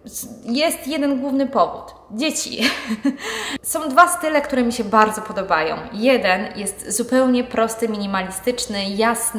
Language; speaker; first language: Polish; native; Polish